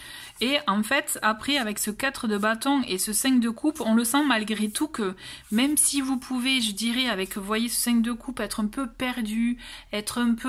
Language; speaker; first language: French; native; French